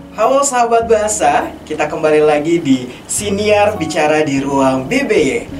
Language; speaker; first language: Indonesian; native; Indonesian